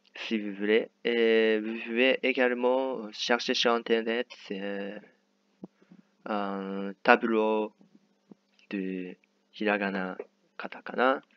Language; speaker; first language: French; non-native, fluent; Japanese